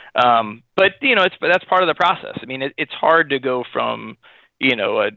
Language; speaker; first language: English; native; English